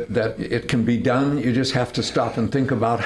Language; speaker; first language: English; native; English